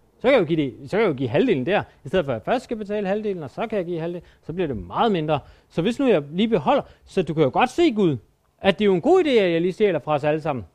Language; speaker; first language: Danish; native; Danish